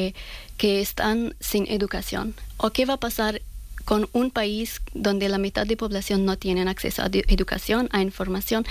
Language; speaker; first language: Spanish; non-native, learner; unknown